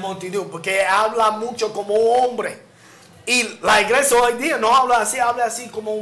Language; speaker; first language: Spanish; non-native, learner; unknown